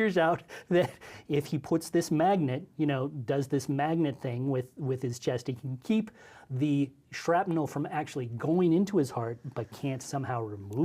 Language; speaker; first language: English; native; English